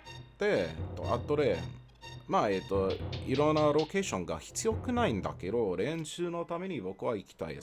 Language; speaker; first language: Japanese; non-native, fluent; English